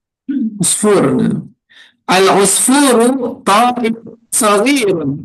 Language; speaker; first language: Arabic; non-native, fluent; Indonesian